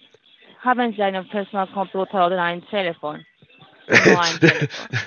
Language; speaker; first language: German; non-native, learner; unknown